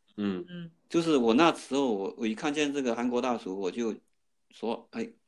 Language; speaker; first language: Chinese; non-native, fluent; Cantonese